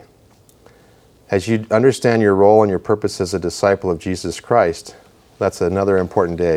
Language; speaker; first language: English; native; English